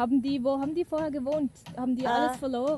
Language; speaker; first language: German; native; German